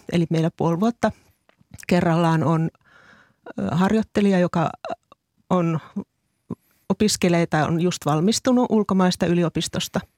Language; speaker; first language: Finnish; native; Finnish